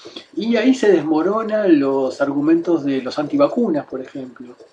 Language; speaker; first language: Spanish; native; Spanish